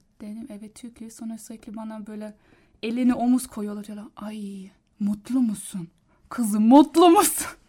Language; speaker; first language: Turkish; non-native, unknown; German